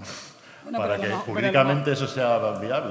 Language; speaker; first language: Spanish; native; Spanish